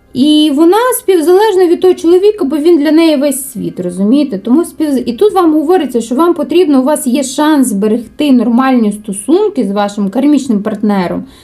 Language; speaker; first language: Ukrainian; non-native, local second language; Russian